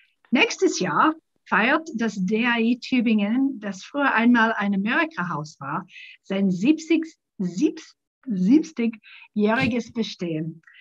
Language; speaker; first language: German; non-native, fluent; English